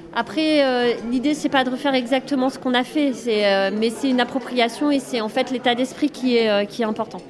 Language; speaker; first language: French; native; French